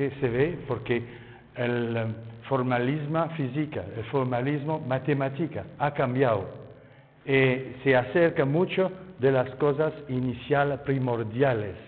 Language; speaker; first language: Spanish; non-native, fluent; French